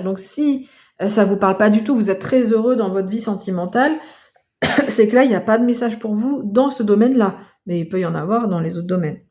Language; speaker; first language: French; native; French